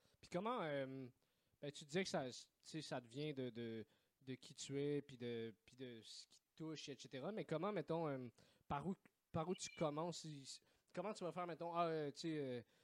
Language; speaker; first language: French; native; French